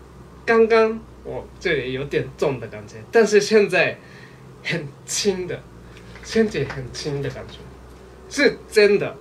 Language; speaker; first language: Chinese; non-native, fluent; Japanese